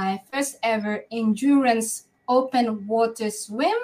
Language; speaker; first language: English; non-native, local second language; Filipino